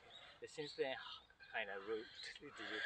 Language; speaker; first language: English; non-native, fluent; Japanese